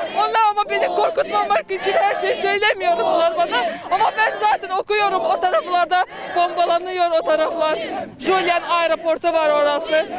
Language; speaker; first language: Turkish; non-native, learner; Ukrainian